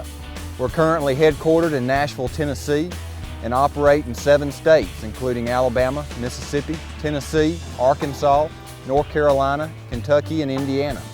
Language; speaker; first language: English; native; English